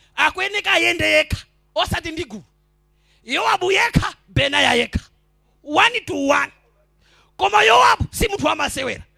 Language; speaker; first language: Nyanja; non-native, local second language; Tumbuka